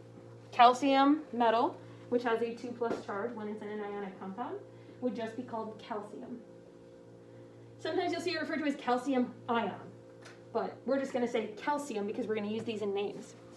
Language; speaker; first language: English; native; English